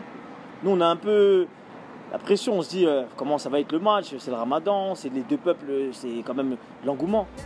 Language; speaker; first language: French; native; French